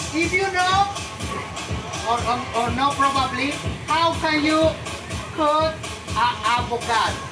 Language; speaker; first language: English; non-native, fluent; Spanish